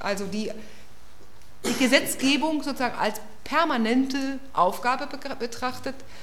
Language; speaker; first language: German; native; German